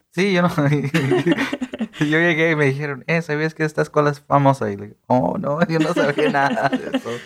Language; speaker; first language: Spanish; early bilingual, heritage; Spanish